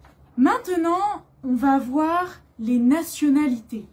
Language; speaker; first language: French; native; French